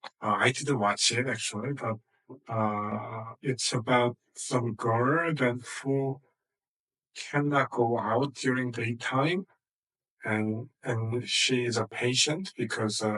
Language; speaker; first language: English; non-native, fluent; Korean